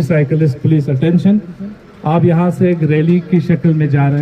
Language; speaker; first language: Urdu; non-native, local second language; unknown